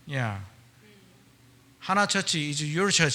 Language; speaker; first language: English; non-native, learner; Korean